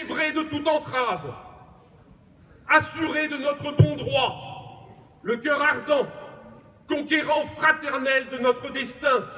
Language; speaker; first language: French; native; French